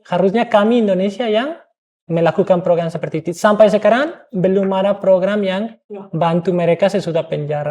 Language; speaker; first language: Indonesian; non-native, fluent; English